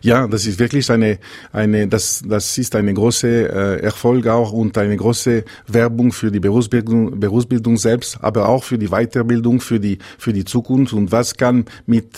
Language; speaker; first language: German; non-native, local second language; French